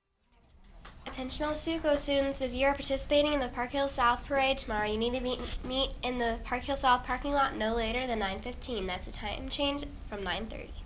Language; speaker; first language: English; native; English